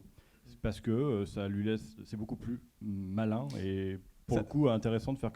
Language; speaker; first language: French; native; French